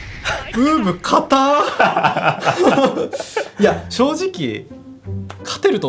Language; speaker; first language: Japanese; native; Japanese